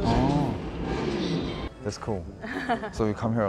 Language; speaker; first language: English; non-native, learner; Korean